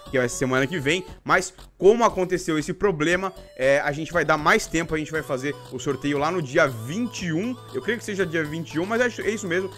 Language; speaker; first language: Portuguese; native; Portuguese